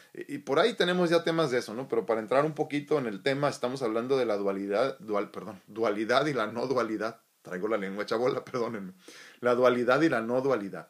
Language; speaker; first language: Spanish; native; Spanish